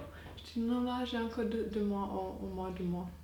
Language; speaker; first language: French; non-native, fluent; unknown